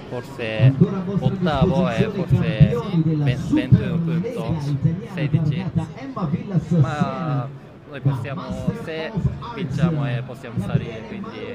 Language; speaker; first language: Italian; non-native, learner; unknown